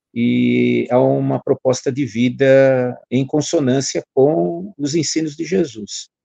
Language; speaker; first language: Portuguese; native; Portuguese